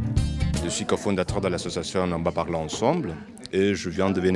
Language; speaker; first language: French; non-native, fluent; Spanish